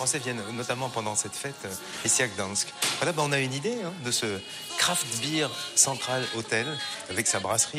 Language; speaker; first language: French; native; French